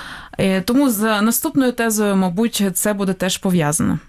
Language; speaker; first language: Ukrainian; native; Ukrainian